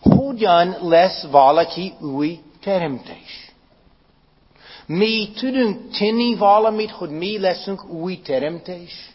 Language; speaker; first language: Hungarian; non-native, fluent; English